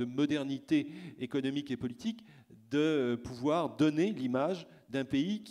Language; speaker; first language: French; native; French